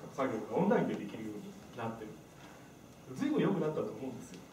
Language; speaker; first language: Japanese; native; Japanese